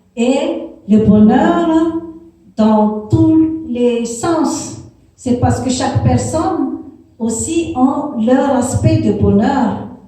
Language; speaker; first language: French; non-native, local second language; Malagasy